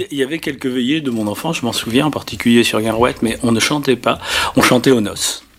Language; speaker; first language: French; native; French